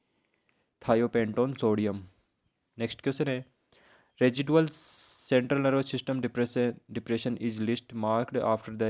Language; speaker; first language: Hindi; native; Hindi